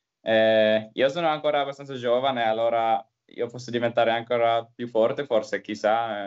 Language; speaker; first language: Italian; non-native, learner; Finnish